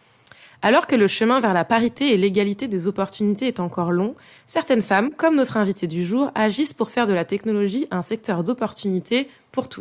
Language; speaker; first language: French; native; French